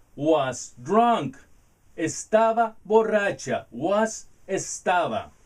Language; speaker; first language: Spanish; non-native, learner; English